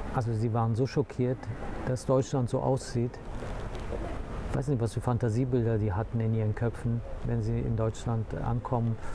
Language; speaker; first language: German; early bilingual, other home language; Turkish